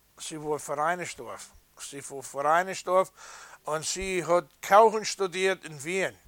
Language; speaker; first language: German; early bilingual, heritage; English